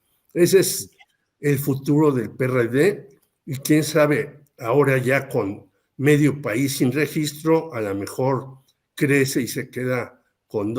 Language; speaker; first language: Spanish; native; Spanish